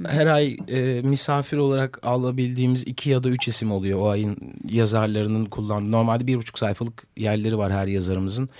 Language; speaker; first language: Turkish; native; Turkish